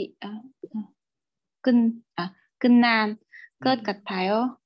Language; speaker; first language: Korean; non-native, learner; Vietnamese